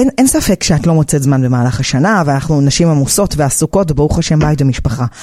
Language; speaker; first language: Hebrew; native; Hebrew